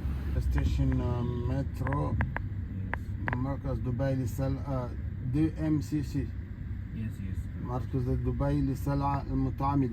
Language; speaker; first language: Arabic; non-native, learner; French